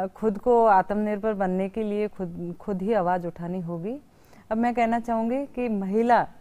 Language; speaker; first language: Hindi; native; Hindi